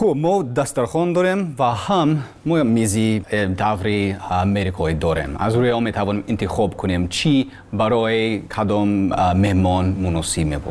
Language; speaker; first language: Persian; non-native, learner; English